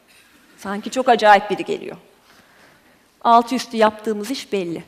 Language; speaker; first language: Turkish; native; Turkish